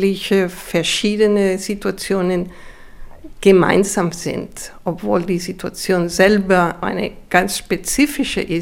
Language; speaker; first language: German; non-native, fluent; Spanish